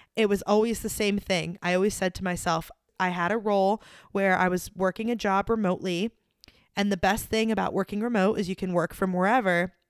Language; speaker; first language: English; native; English